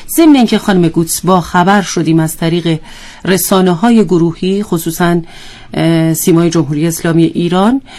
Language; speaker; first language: Persian; native; Persian